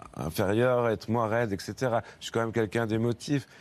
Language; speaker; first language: French; native; French